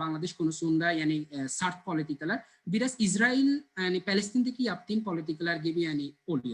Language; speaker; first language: Turkish; non-native, fluent; Bangla